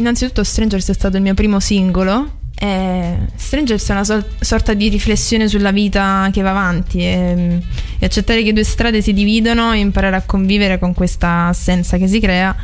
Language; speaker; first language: Italian; native; Italian